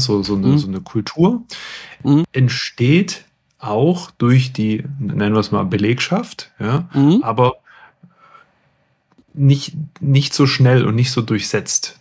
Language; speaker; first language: German; native; German